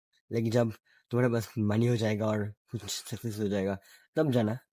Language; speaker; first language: Hindi; non-native, local second language; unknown